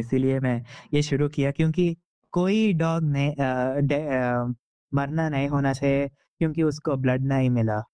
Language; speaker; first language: Hindi; non-native, local second language; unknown